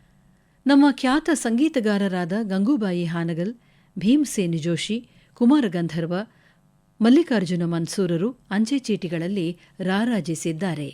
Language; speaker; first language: Kannada; native; Kannada